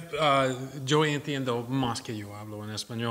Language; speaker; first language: Spanish; non-native, learner; English